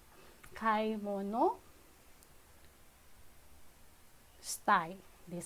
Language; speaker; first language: Japanese; non-native, fluent; Filipino